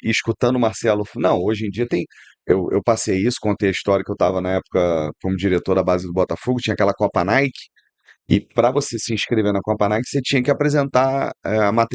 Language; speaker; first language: Portuguese; native; Portuguese